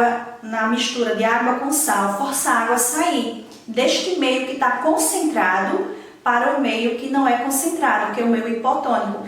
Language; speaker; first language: Portuguese; native; Portuguese